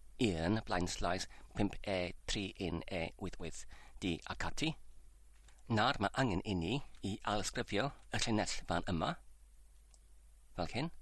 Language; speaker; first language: Welsh; non-native, learner; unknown